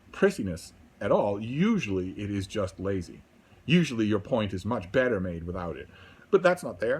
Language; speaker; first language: English; native; English